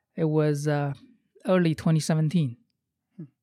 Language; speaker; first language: English; non-native, fluent; Chinese